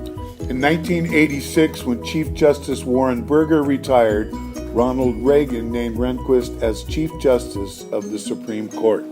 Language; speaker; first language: English; native; English